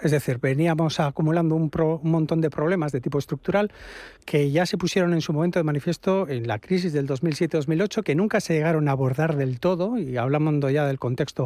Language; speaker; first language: Spanish; native; Spanish